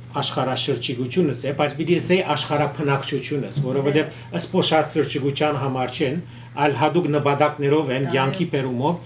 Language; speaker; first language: Armenian; early bilingual, heritage; Armenian